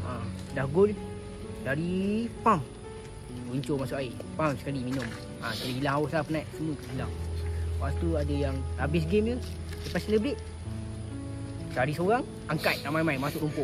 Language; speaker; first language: Malay; native; Malay